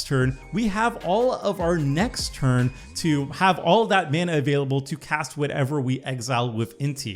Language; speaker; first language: English; native; English